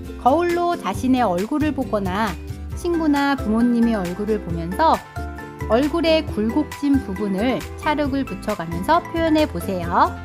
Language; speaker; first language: Korean; native; Korean